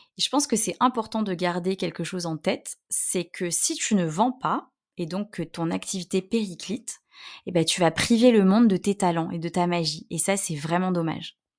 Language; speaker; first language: French; native; French